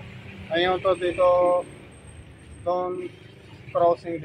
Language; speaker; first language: Filipino; non-native, learner; Punjabi